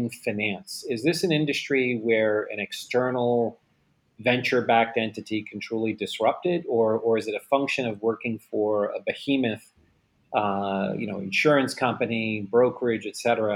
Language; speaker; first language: English; native; English